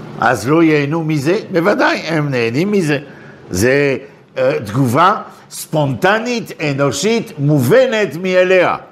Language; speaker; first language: Hebrew; non-native, fluent; French